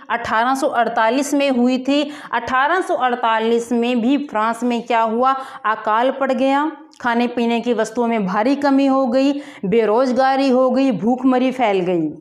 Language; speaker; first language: Hindi; native; Hindi